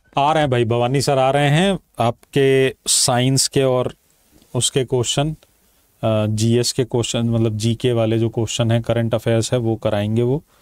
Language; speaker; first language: Hindi; native; Hindi